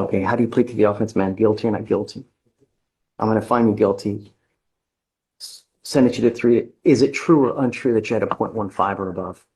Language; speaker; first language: English; native; English